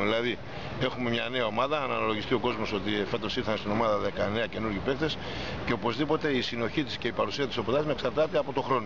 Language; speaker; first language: Greek; native; Greek